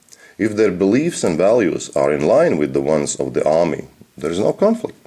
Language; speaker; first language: English; non-native, fluent; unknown